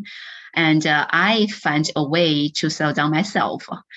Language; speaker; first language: English; non-native, fluent; Chinese